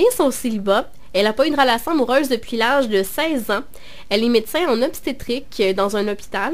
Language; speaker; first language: French; native; French